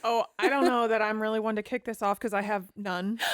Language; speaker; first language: English; native; English